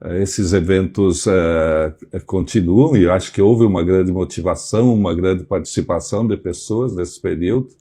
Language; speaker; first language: Portuguese; native; Portuguese